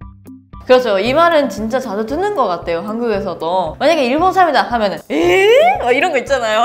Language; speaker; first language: Korean; non-native, fluent; Japanese